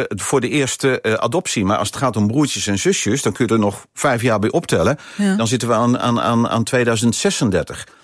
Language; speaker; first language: Dutch; native; Dutch